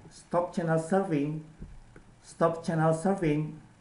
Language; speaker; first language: English; non-native, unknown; Indonesian